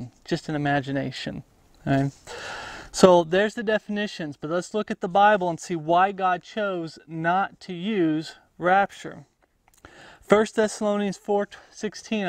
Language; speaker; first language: English; native; English